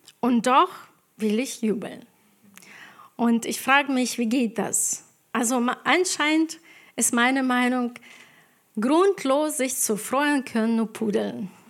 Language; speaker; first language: German; non-native, fluent; Ukrainian